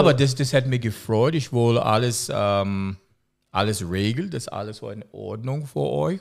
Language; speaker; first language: German; non-native, learner; English